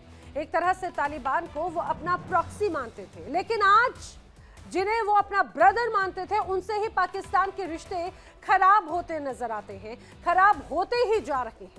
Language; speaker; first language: Hindi; native; Hindi